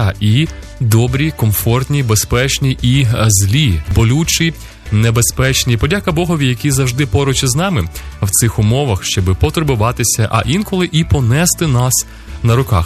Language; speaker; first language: Ukrainian; native; Ukrainian